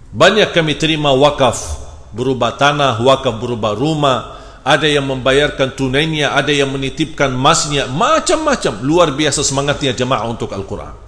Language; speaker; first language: Indonesian; non-native, fluent; Arabic